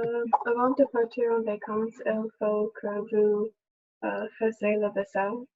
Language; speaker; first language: French; non-native, learner; English